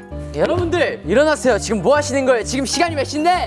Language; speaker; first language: Korean; native; Korean